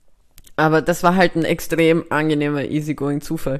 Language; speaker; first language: German; native; German